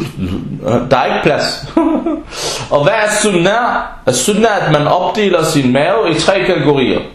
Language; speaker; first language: Danish; non-native, fluent; Arabic